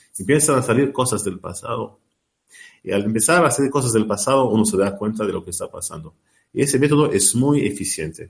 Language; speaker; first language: Spanish; non-native, learner; Arabic